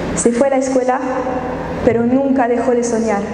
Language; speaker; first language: Spanish; non-native, fluent; French